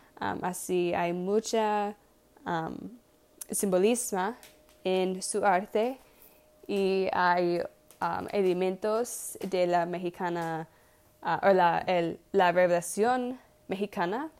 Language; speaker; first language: Spanish; non-native, learner; English